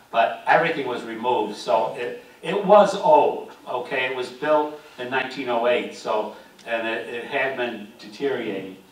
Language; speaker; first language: English; native; English